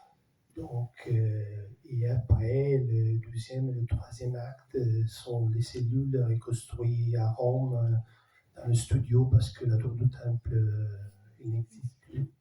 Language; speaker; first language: French; non-native, fluent; Italian